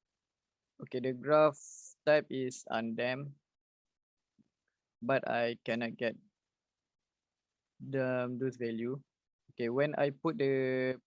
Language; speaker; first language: English; non-native, learner; Malay